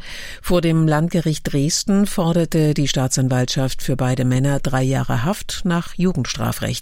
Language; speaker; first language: German; native; German